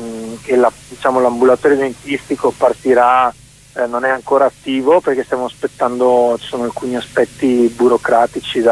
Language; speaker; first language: Italian; native; Italian